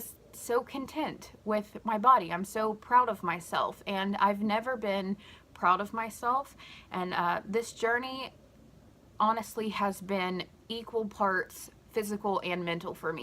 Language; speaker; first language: English; native; English